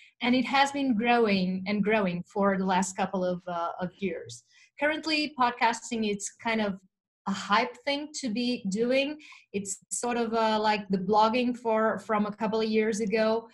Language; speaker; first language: English; non-native, fluent; Portuguese